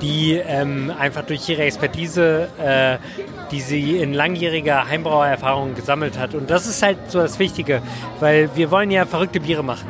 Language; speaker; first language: German; native; German